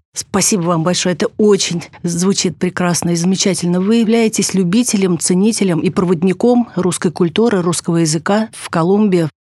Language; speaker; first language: Russian; native; Russian